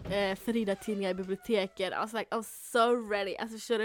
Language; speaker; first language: Swedish; early bilingual, other home language; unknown